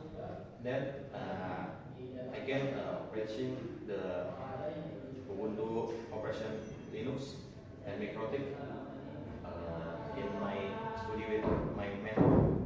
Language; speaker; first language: English; non-native, learner; Indonesian